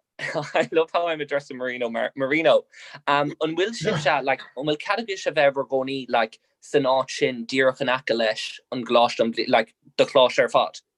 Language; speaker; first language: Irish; non-native, local second language; English